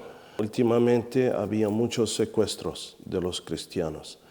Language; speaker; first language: Spanish; non-native, fluent; Arabic